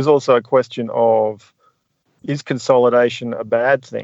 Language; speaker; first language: English; native; English